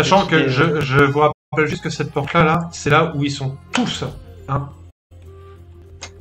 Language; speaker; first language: French; native; French